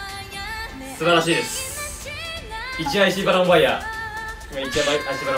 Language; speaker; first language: Japanese; native; Japanese